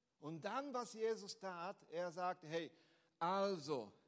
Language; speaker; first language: German; non-native, fluent; Portuguese